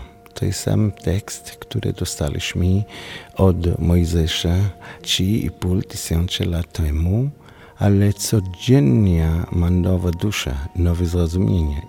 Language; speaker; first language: Polish; non-native, learner; Hebrew